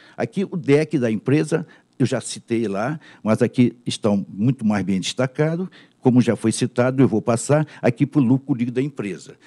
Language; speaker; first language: Portuguese; native; Portuguese